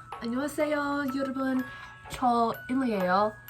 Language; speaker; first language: Korean; non-native, learner; English